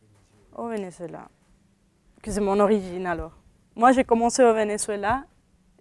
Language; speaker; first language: French; early bilingual, other home language; Spanish